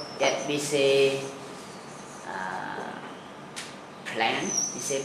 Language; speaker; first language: English; non-native, learner; Thai